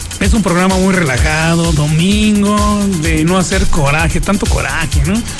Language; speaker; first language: Spanish; early bilingual, other home language; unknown